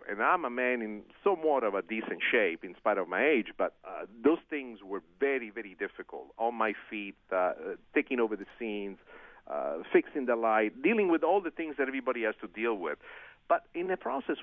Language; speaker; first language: English; non-native, fluent; Italian